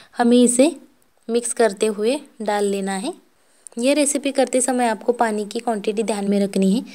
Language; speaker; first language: Hindi; non-native, local second language; Marathi